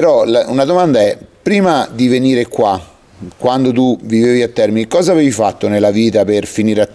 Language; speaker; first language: Italian; native; Italian